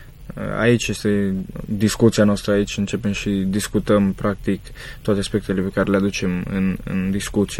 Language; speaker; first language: Romanian; native; Romanian